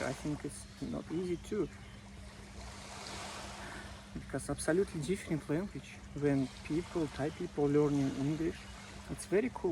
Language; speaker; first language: English; non-native, learner; Russian